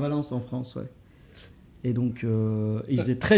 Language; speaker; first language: French; native; French